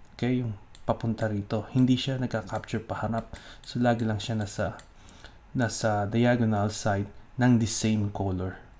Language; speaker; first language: Filipino; native; Filipino